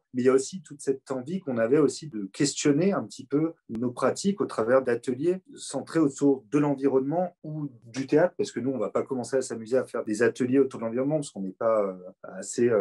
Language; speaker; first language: French; native; French